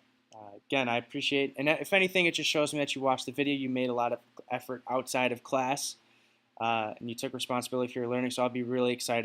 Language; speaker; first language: English; native; English